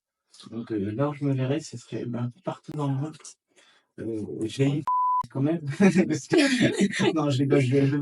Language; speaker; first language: French; native; French